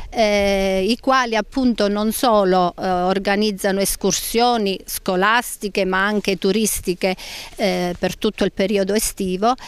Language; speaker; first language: Italian; native; Italian